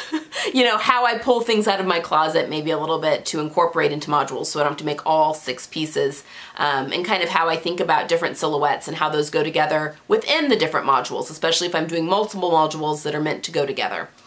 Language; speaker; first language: English; native; English